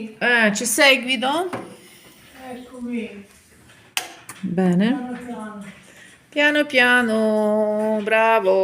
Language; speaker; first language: Italian; non-native, fluent; Ukrainian